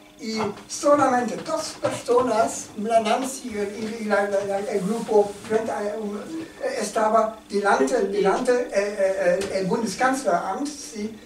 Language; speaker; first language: Spanish; non-native, learner; German